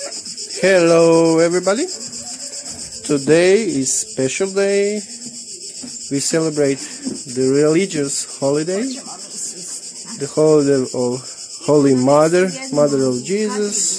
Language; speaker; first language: English; non-native, learner; Croatian